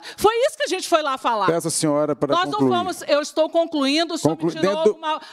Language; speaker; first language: Portuguese; native; Portuguese